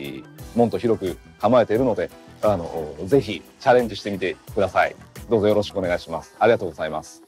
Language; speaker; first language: Japanese; native; Japanese